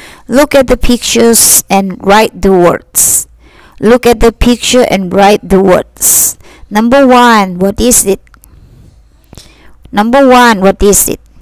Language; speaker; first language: English; non-native, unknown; Thai